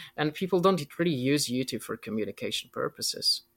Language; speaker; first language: English; non-native, fluent; Polish